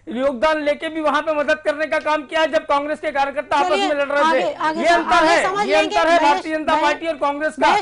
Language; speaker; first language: Hindi; native; Hindi